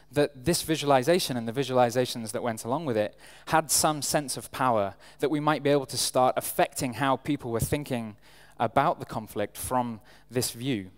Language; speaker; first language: English; native; English